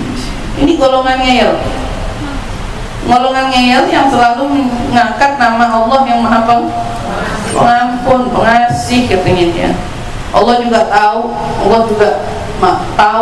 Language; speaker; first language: Indonesian; native; Indonesian